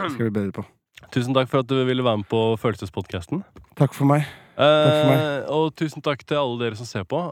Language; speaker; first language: Norwegian; native; Norwegian